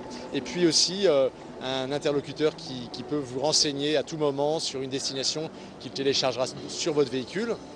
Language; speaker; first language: French; native; French